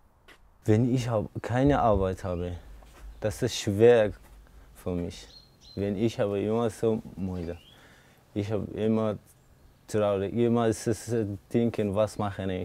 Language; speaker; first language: German; non-native, learner; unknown